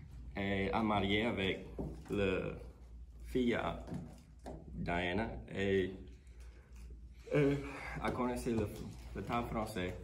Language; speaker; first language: French; non-native, learner; English